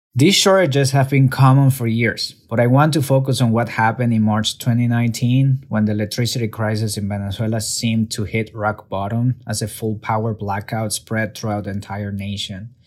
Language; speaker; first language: English; non-native, fluent; Spanish